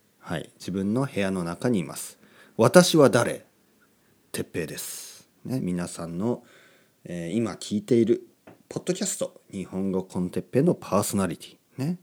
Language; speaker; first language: Japanese; native; Japanese